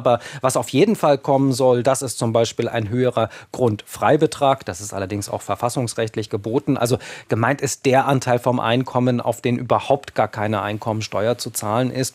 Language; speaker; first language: German; native; German